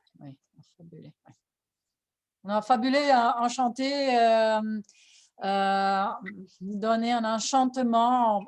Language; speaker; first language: French; non-native, fluent; Italian